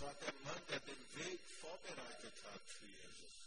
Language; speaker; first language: German; non-native, fluent; Portuguese